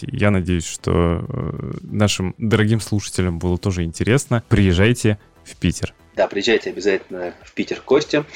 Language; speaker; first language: Russian; native; Russian